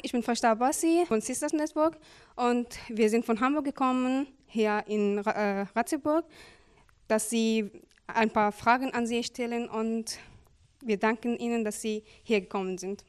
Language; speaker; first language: German; non-native, learner; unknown